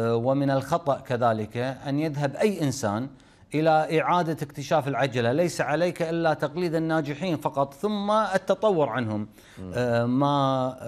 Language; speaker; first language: Arabic; native; Arabic